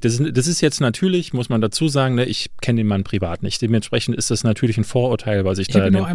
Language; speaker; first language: German; native; German